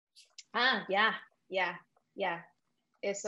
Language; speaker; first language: Spanish; early bilingual, heritage; English